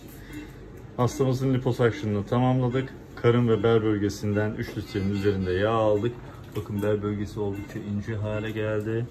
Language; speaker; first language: Turkish; native; Turkish